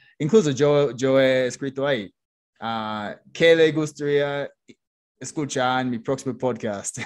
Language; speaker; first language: Spanish; non-native, fluent; English